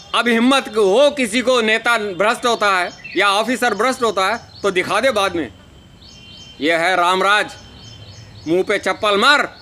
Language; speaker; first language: Hindi; non-native, local second language; Telugu